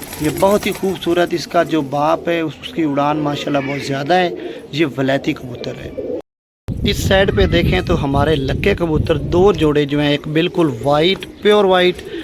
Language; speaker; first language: Urdu; native; Urdu